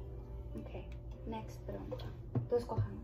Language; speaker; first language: Spanish; early bilingual, heritage; Spanish